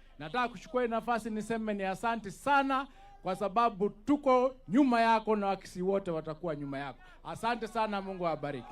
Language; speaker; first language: Swahili; non-native, local second language; Gusii